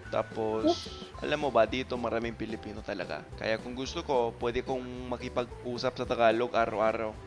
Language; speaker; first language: Filipino; non-native, fluent; English